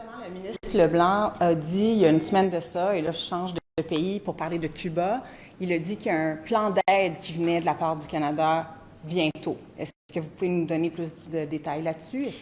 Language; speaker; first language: French; native; French